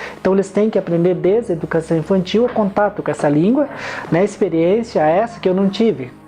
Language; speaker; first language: Portuguese; non-native, local second language; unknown